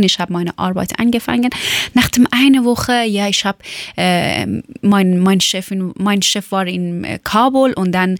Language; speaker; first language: German; non-native, learner; Persian